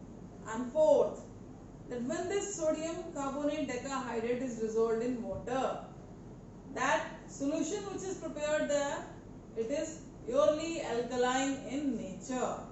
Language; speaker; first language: English; non-native, local second language; Hindi